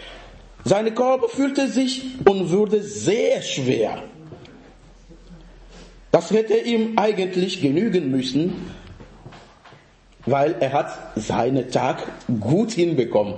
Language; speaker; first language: German; non-native, fluent; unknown